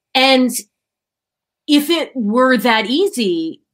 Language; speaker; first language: English; native; English